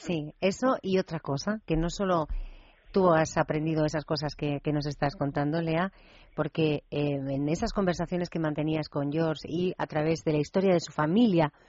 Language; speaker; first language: Spanish; native; Spanish